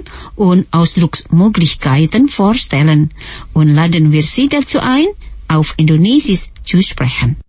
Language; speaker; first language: German; non-native, fluent; Indonesian